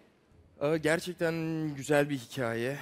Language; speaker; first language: Turkish; early bilingual, heritage; Turkish